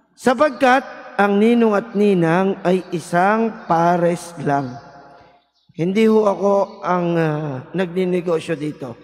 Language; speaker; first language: Filipino; native; Filipino